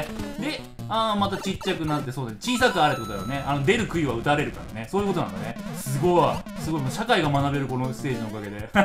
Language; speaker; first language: Japanese; native; Japanese